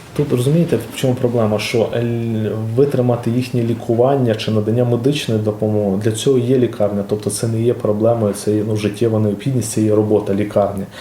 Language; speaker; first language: Ukrainian; native; Ukrainian